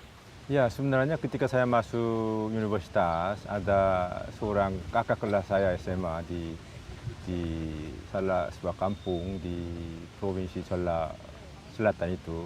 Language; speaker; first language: Indonesian; non-native, fluent; Korean